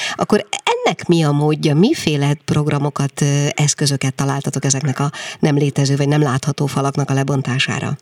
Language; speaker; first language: Hungarian; native; Hungarian